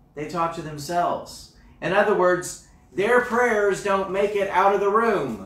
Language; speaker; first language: English; native; English